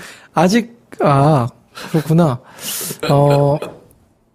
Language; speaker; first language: Korean; native; Korean